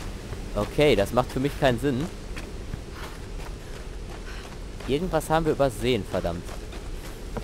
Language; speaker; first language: German; native; German